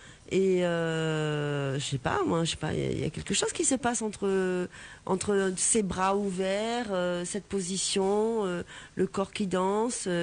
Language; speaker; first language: French; native; French